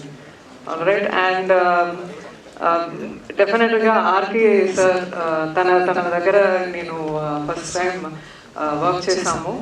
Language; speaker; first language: Telugu; non-native, learner; Tamil